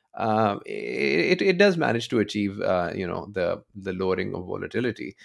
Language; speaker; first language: English; non-native, local second language; Urdu